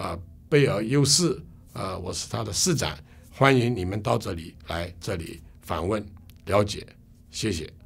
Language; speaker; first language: Chinese; non-native, local second language; Cantonese